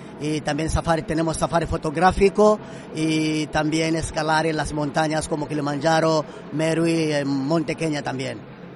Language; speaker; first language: Spanish; non-native, fluent; Swahili